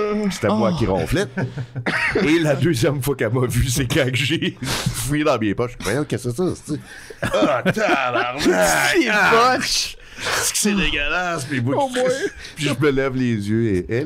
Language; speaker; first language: French; native; French